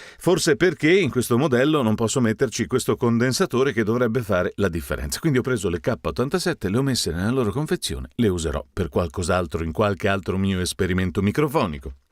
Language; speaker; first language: Italian; native; Italian